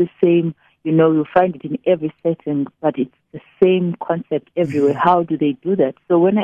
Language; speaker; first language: English; non-native, local second language; Xhosa